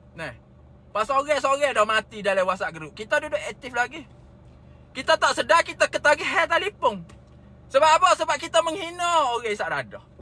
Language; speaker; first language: Malay; native; Malay